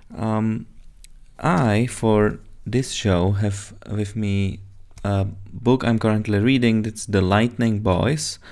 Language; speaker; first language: English; non-native, fluent; Czech